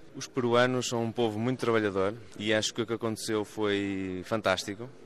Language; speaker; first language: Portuguese; native; Portuguese